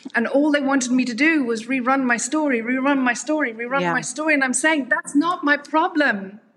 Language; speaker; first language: English; native; English